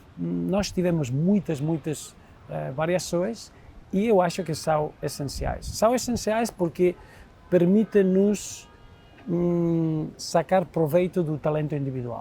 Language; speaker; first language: Portuguese; non-native, fluent; Spanish